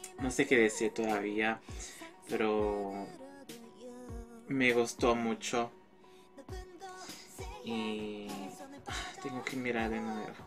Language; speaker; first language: Spanish; non-native, fluent; Portuguese